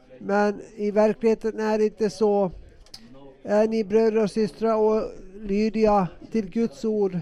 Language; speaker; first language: Swedish; non-native, local second language; Finnish